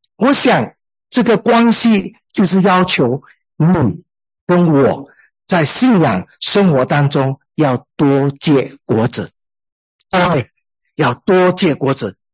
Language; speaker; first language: Chinese; native; Chinese